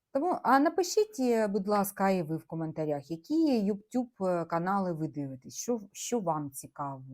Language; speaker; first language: Ukrainian; native; Ukrainian